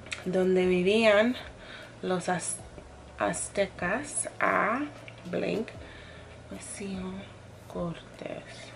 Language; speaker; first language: Spanish; non-native, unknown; English